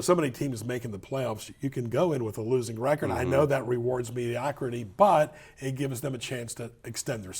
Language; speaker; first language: English; native; English